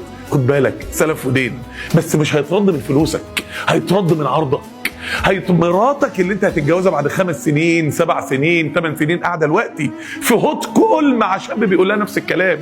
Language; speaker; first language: Arabic; native; Arabic